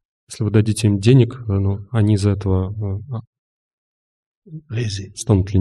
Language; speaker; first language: Russian; native; Russian